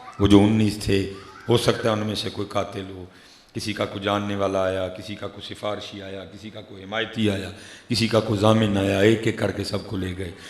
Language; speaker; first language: Urdu; non-native, local second language; Punjabi